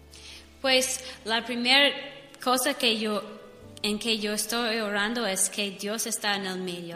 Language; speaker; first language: Spanish; non-native, learner; English